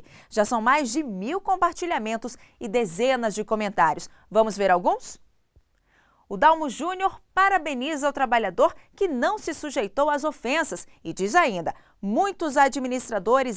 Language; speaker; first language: Portuguese; native; Portuguese